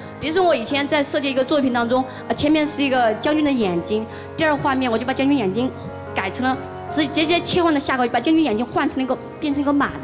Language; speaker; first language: Chinese; native; Chinese